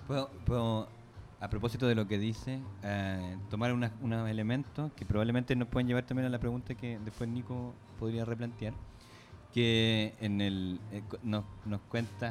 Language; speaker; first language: Spanish; native; Spanish